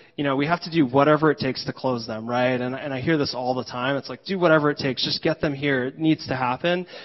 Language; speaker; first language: English; native; English